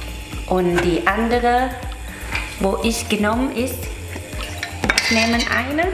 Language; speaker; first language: German; non-native, learner; Vietnamese